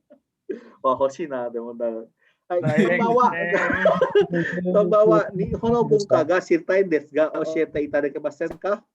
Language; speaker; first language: Japanese; non-native, learner; Indonesian